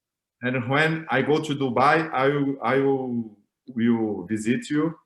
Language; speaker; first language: English; non-native, learner; Portuguese